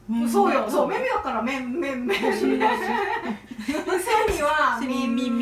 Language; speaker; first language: Japanese; non-native, fluent; Korean